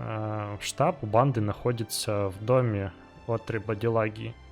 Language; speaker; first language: Russian; native; Russian